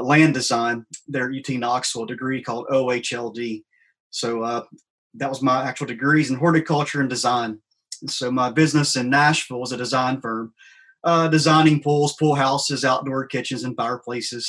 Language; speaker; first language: English; native; English